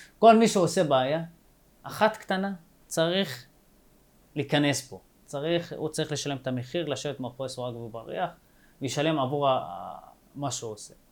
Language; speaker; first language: Hebrew; non-native, local second language; Arabic